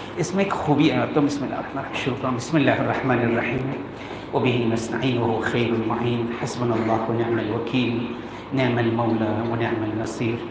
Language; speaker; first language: Urdu; non-native, local second language; Kashmiri